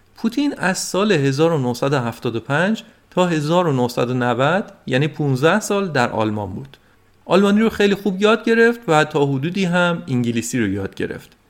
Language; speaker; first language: Persian; native; Persian